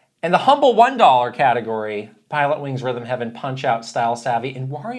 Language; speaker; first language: English; native; English